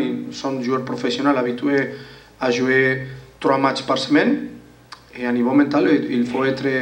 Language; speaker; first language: French; non-native, learner; Spanish